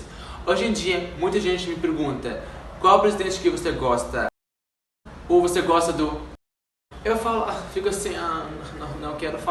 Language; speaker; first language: Portuguese; non-native, fluent; Arabic